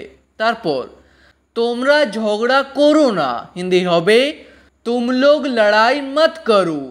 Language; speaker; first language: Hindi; non-native, fluent; Bangla